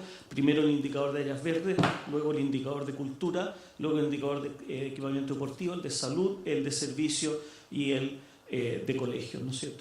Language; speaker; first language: Spanish; native; Spanish